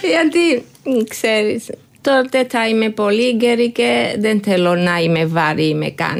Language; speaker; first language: Greek; non-native, learner; Georgian